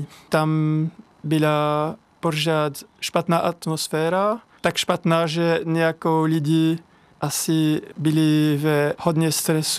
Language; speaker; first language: Czech; non-native, fluent; French